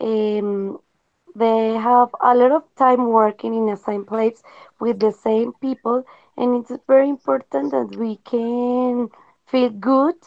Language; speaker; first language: English; non-native, learner; Spanish